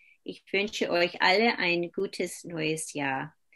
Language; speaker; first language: German; early bilingual, heritage; German